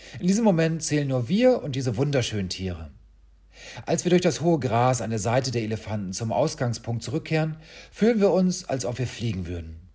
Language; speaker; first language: German; native; German